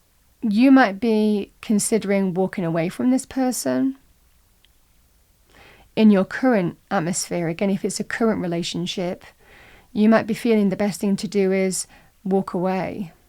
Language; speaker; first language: English; native; English